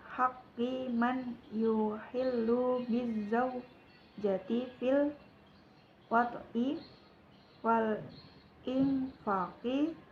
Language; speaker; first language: Arabic; non-native, learner; Indonesian